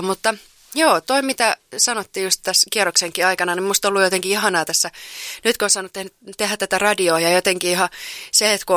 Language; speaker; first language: Finnish; native; Finnish